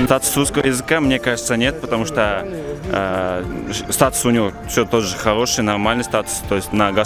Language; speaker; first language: Russian; non-native, local second language; Kyrgyz